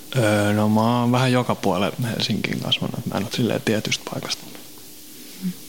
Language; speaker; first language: Finnish; native; Finnish